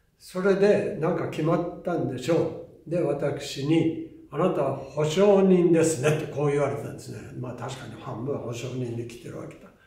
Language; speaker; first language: Japanese; native; Japanese